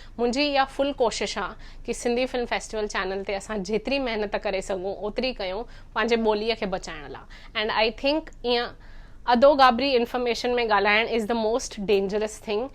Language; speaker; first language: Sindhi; early bilingual, heritage; Sindhi